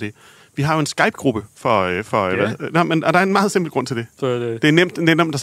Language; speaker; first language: Danish; native; Danish